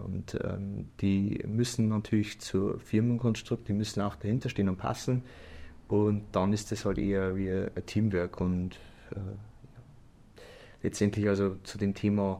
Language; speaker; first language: German; native; German